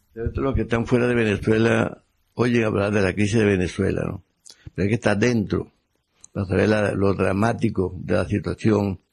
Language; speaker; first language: Spanish; native; Spanish